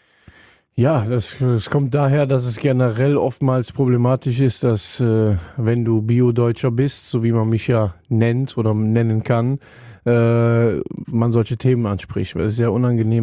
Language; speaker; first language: German; native; German